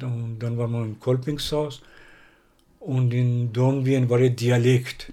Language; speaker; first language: German; non-native, learner; Persian